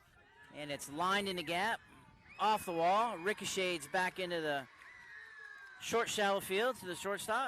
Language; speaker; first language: English; native; English